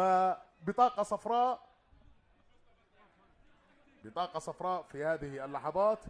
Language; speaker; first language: Arabic; native; Arabic